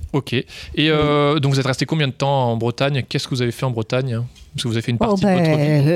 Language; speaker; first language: French; native; French